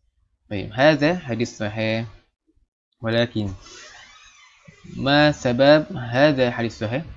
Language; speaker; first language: Arabic; non-native, learner; Malay